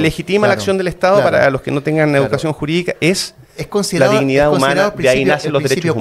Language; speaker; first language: Spanish; native; Spanish